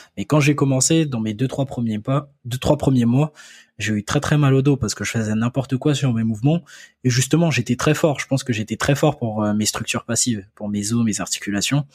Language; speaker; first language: French; early bilingual, other home language; Akan